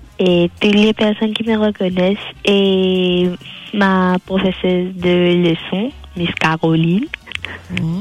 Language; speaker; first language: French; non-native, local second language; Morisyen